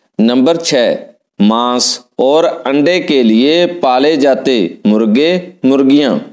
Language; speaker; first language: Hindi; non-native, local second language; Punjabi